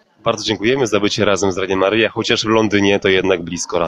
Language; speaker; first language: Polish; native; Polish